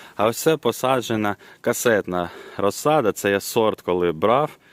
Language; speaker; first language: Ukrainian; non-native, local second language; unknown